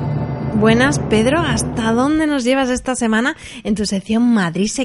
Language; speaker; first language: Spanish; native; Spanish